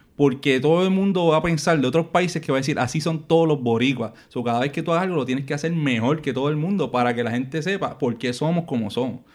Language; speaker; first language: Spanish; native; Spanish